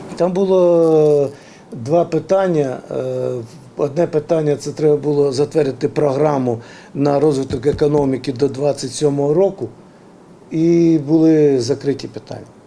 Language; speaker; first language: Ukrainian; native; Ukrainian